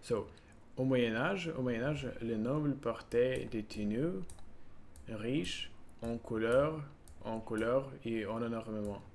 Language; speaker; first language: French; non-native, learner; Russian